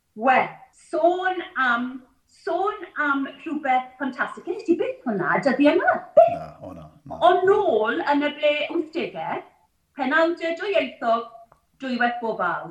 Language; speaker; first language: Welsh; non-native, local second language; English